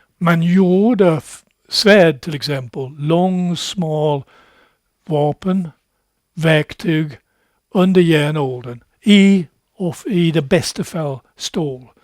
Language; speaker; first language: Swedish; non-native, fluent; English